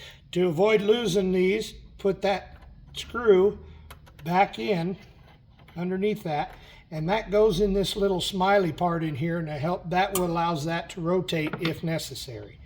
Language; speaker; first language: English; native; English